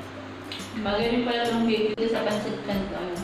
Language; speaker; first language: Filipino; native; Filipino